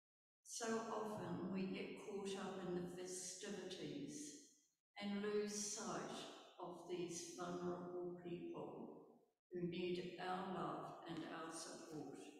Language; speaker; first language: English; native; English